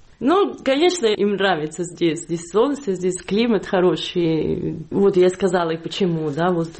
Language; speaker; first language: Russian; non-native, fluent; Catalan